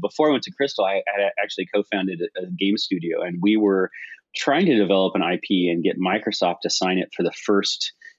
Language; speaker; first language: English; native; English